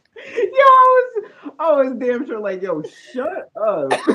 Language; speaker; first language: English; native; English